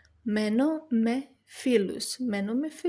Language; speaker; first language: Greek; non-native, learner; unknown